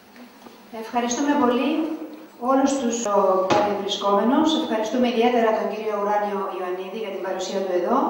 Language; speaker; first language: Greek; native; Greek